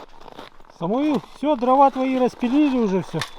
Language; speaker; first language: Russian; native; Russian